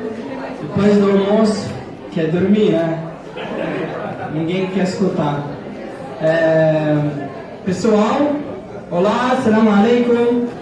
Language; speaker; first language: Portuguese; non-native, fluent; Arabic